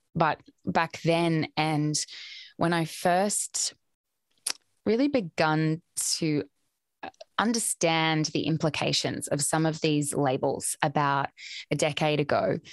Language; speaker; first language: English; native; English